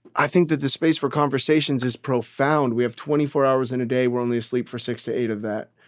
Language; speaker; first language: English; native; English